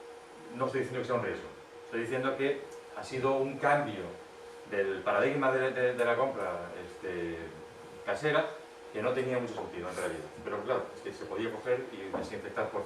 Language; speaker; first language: Spanish; native; Spanish